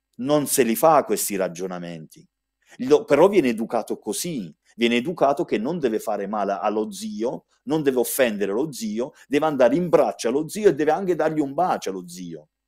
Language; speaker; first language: Italian; early bilingual, heritage; Italian